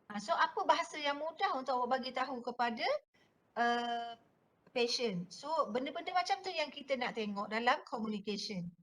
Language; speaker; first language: Malay; native; Malay